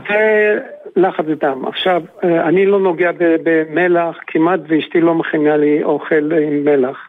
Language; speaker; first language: Hebrew; non-native, fluent; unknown